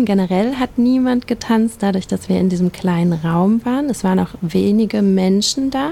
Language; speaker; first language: German; native; German